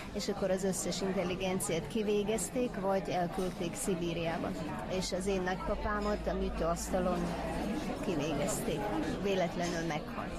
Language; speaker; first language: Hungarian; non-native, fluent; Uyghur